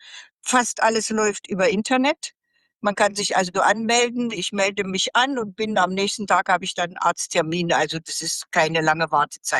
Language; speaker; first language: German; native; German